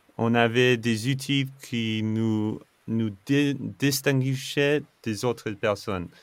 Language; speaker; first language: French; non-native, fluent; English